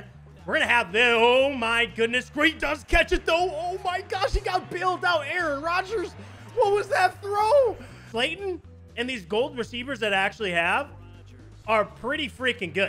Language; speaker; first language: English; native; English